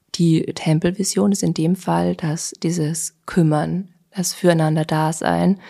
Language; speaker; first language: German; native; German